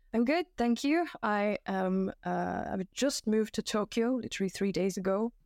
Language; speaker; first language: English; non-native, fluent; Dutch